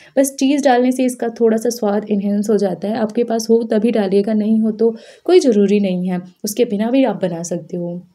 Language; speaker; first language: Hindi; native; Hindi